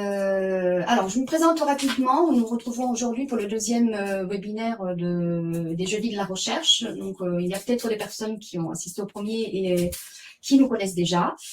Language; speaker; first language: French; native; French